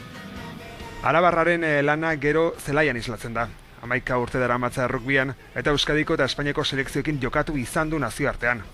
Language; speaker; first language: Basque; native; Basque